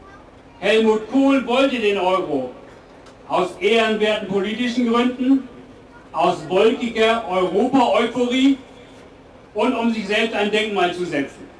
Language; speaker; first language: German; native; German